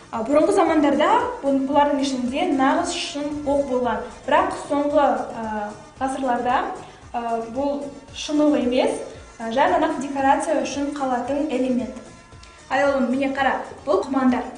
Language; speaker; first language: Kazakh; non-native, local second language; Chechen